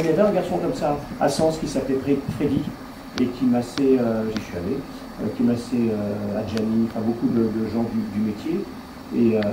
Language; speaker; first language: French; native; French